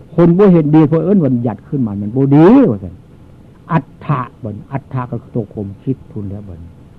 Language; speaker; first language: Thai; native; Thai